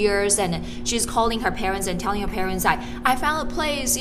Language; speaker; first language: English; non-native, fluent; Chinese